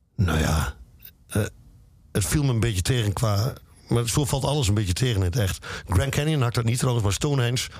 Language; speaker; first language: Dutch; native; Dutch